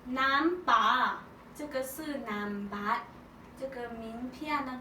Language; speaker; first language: Chinese; non-native, learner; Lao